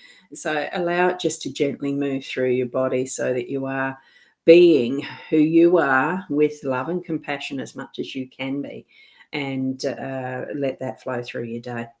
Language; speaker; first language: English; native; English